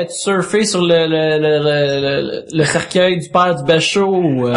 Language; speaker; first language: French; native; French